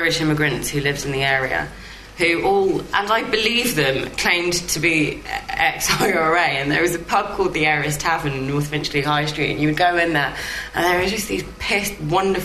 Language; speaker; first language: English; native; English